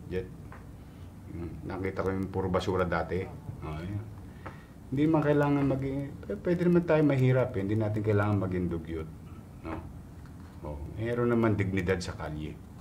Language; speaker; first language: Filipino; native; Filipino